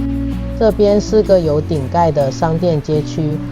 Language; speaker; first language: Chinese; native; Chinese